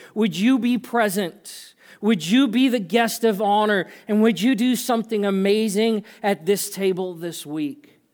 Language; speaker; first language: English; native; English